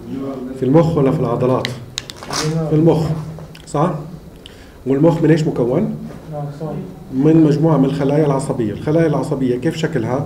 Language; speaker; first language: Arabic; native; Arabic